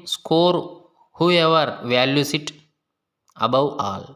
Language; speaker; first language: English; non-native, local second language; Telugu